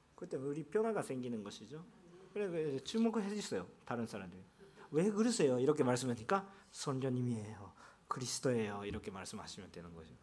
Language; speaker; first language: Korean; non-native, fluent; Japanese